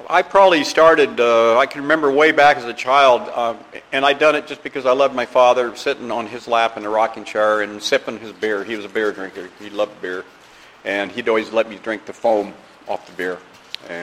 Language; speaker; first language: English; native; English